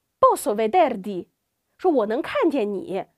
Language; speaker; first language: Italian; non-native, fluent; Chinese